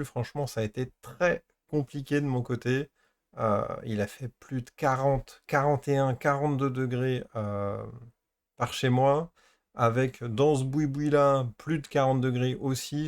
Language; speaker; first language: French; native; French